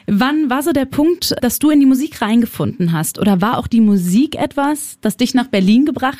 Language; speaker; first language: German; native; German